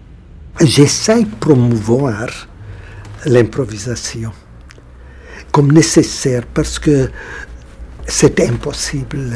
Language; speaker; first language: French; non-native, fluent; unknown